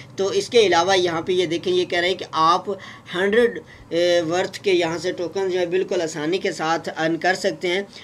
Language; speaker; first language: Urdu; native; Urdu